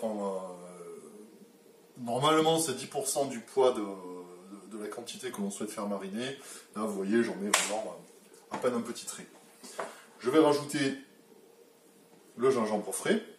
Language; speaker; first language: French; native; French